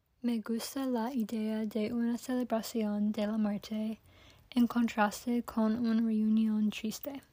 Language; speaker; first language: Spanish; non-native, learner; English